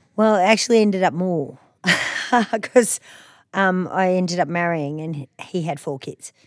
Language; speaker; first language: English; native; English